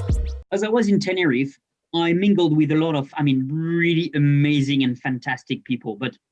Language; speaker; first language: English; non-native, fluent; French